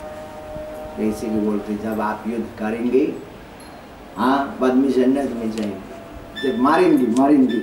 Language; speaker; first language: Hindi; non-native, learner; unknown